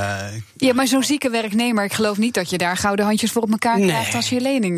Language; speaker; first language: Dutch; native; Dutch